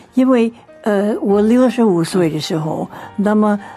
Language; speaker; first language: Chinese; non-native, fluent; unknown